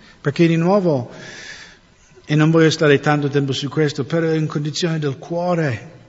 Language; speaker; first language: Italian; non-native, fluent; English